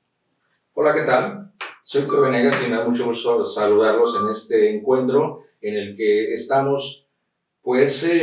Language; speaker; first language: Spanish; native; Spanish